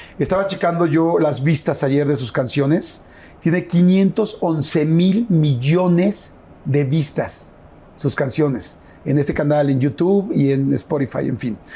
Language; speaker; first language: Spanish; native; Spanish